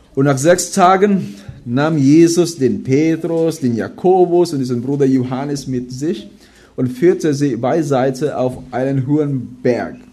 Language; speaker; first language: German; non-native, fluent; Filipino